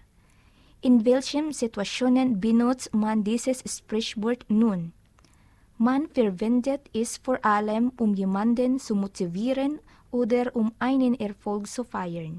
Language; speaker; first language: German; non-native, learner; Filipino